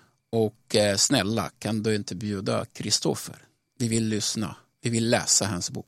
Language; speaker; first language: Swedish; non-native, local second language; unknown